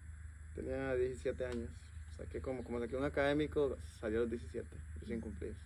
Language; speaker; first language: Spanish; native; Spanish